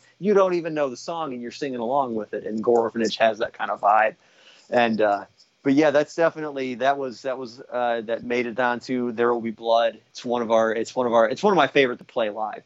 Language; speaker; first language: English; native; English